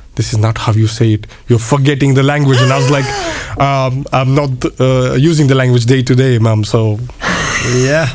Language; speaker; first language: English; non-native, local second language; Marathi